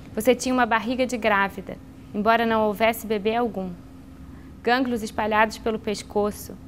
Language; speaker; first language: Portuguese; native; Portuguese